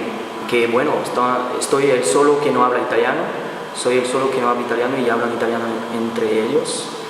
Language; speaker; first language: Spanish; non-native, learner; Portuguese